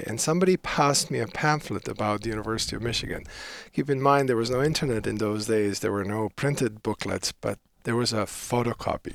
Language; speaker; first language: English; non-native, fluent; Bosnian